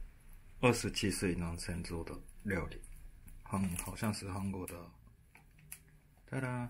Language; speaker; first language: Chinese; non-native, fluent; Japanese